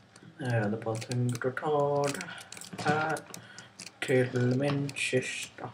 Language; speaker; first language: Swedish; native; Swedish